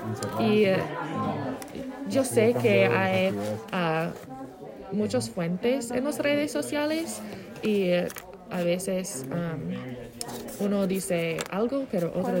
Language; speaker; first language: Spanish; non-native, fluent; English